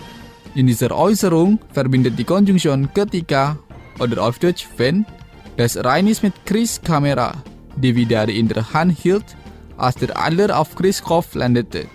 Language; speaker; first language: German; non-native, fluent; Indonesian